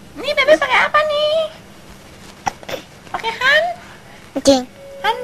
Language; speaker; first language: Indonesian; native; Indonesian